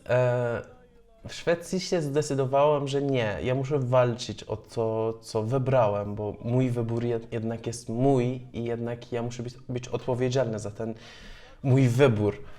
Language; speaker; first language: Polish; non-native, fluent; Persian